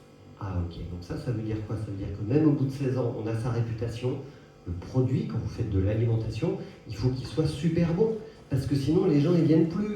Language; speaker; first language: French; native; French